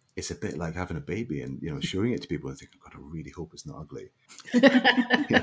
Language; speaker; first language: English; native; English